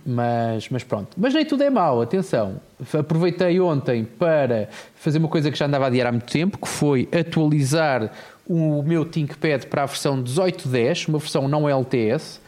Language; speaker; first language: Portuguese; native; Portuguese